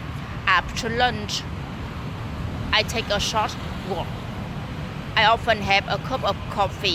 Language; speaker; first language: English; non-native, learner; Vietnamese